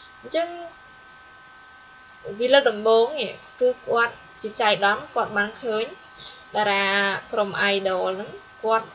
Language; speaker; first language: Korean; non-native, fluent; Khmer